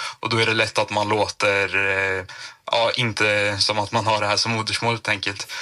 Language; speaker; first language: Swedish; native; Swedish